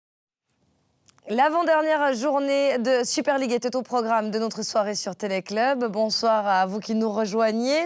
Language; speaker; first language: French; native; French